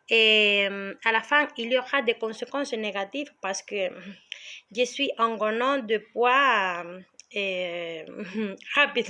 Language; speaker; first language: French; non-native, learner; Spanish